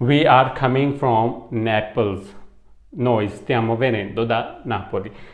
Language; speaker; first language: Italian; non-native, fluent; Urdu